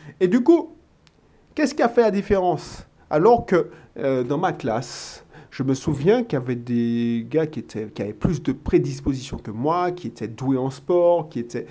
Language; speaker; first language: French; native; French